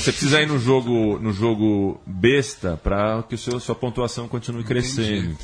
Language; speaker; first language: Portuguese; native; Portuguese